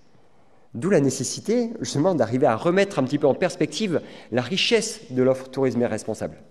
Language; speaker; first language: French; native; French